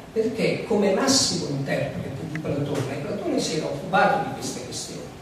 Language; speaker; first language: Italian; native; Italian